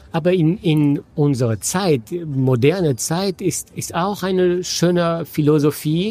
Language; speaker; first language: German; non-native, fluent; French